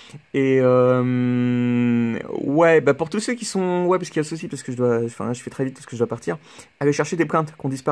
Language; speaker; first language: French; native; French